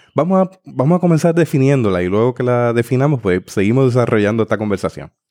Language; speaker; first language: Spanish; native; Spanish